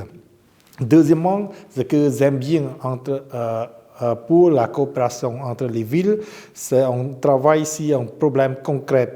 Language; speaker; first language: French; non-native, fluent; Khmer